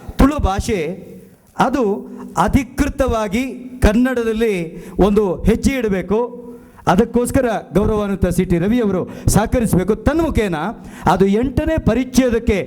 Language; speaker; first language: Kannada; non-native, local second language; Tulu